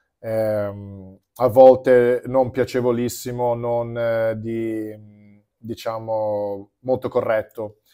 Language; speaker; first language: Italian; non-native, fluent; Portuguese